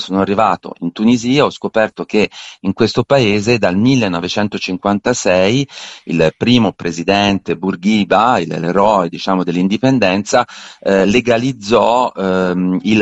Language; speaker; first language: Italian; native; Italian